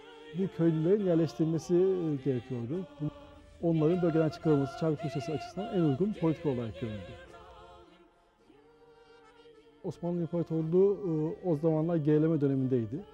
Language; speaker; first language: Turkish; native; Turkish